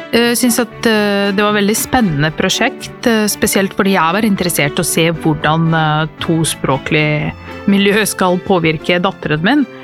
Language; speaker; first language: Norwegian; non-native, fluent; Serbian